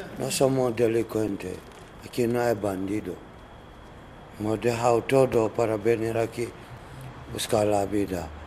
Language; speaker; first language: Spanish; non-native, learner; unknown